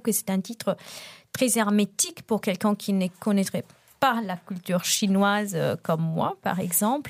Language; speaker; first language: French; non-native, fluent; Italian